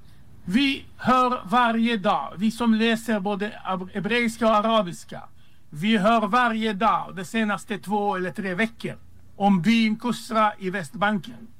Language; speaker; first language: Swedish; non-native, fluent; Hebrew